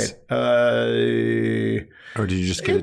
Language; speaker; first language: English; native; English